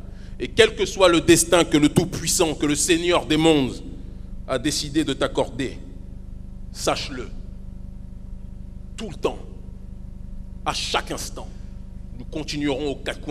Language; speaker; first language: French; native; French